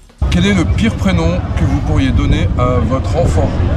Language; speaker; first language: French; native; French